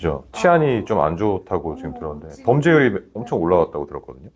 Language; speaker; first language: Korean; native; Korean